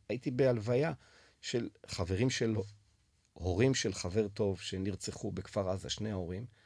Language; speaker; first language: Hebrew; native; Hebrew